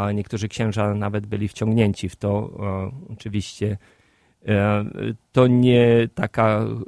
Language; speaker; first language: Polish; native; Polish